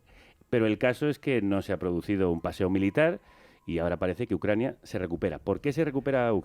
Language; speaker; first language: Spanish; native; Spanish